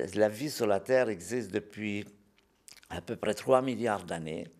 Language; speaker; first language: French; native; French